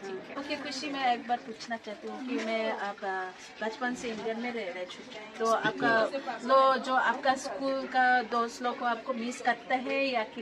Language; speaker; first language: Hindi; non-native, local second language; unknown